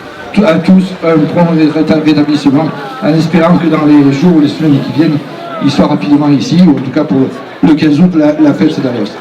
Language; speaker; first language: French; native; French